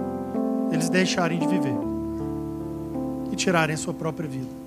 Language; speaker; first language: Portuguese; native; Portuguese